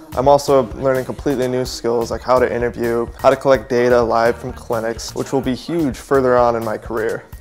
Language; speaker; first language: English; native; English